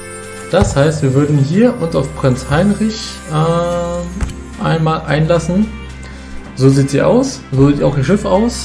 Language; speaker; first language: German; native; German